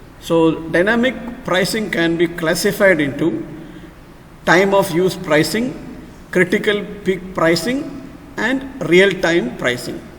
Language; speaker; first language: English; non-native, local second language; Malayalam